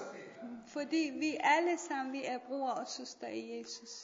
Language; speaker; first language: Danish; non-native, learner; Persian